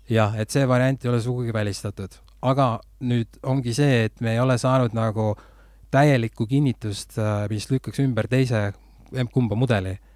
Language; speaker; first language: Estonian; native; Estonian